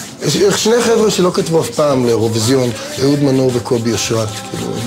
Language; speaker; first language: Hebrew; native; Hebrew